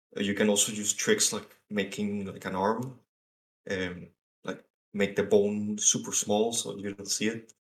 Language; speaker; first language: English; non-native, fluent; Spanish